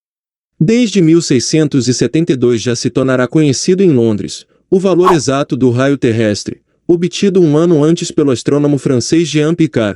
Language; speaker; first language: Portuguese; native; Portuguese